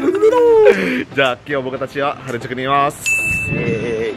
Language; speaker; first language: Japanese; non-native, fluent; Indonesian